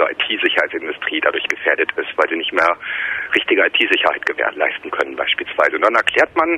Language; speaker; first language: German; native; German